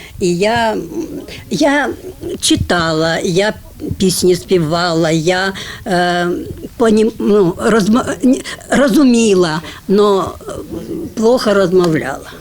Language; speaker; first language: Ukrainian; non-native, local second language; Russian